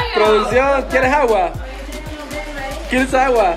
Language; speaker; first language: Spanish; native; Spanish